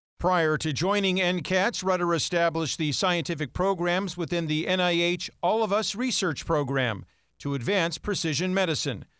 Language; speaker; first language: English; native; English